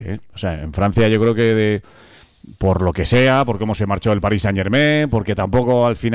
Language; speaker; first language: Spanish; native; Spanish